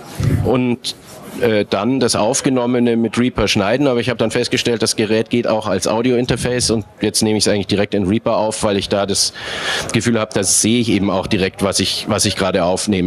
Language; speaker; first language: German; native; German